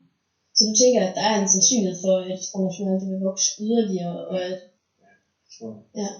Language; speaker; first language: Danish; native; Danish